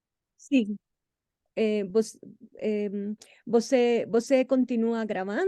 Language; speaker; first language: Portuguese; non-native, fluent; Spanish